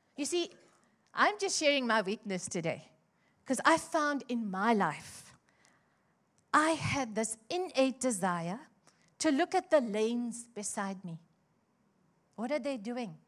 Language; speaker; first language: English; native; English